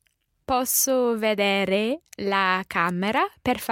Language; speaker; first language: Italian; non-native, learner; English